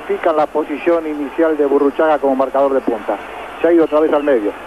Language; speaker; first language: Spanish; native; Spanish